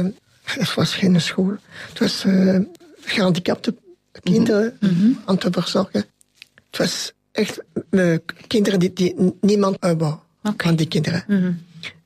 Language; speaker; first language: Dutch; non-native, local second language; French